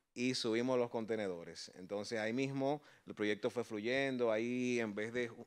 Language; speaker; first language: Spanish; native; Spanish